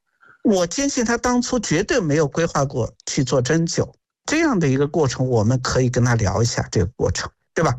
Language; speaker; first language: Chinese; native; Chinese